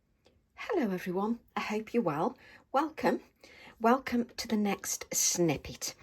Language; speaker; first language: English; native; English